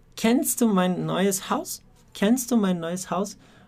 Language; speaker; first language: German; non-native, fluent; Portuguese